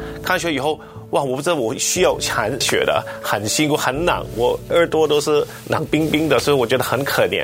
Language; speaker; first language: Chinese; non-native, local second language; Cantonese